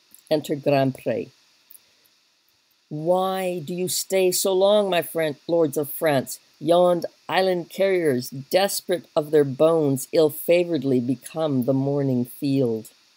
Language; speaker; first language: English; native; English